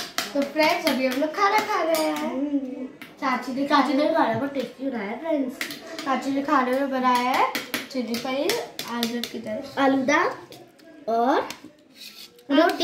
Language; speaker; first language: Hindi; native; Hindi